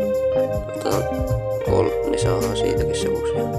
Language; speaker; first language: Finnish; native; Finnish